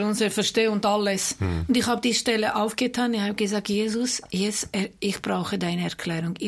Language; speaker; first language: German; non-native, fluent; Armenian